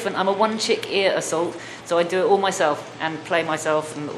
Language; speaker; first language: English; native; English